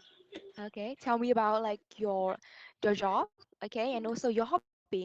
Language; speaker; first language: English; non-native, fluent; Vietnamese